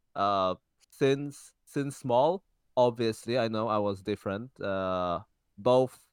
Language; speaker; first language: English; early bilingual, heritage; Czech